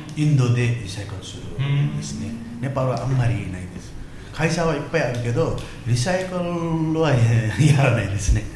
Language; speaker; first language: Japanese; non-native, learner; Nepali